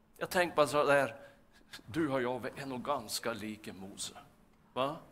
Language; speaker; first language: Swedish; native; Swedish